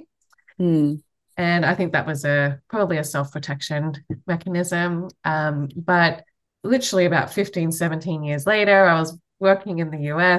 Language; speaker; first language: English; native; English